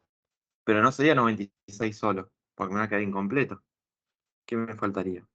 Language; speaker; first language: Spanish; native; Spanish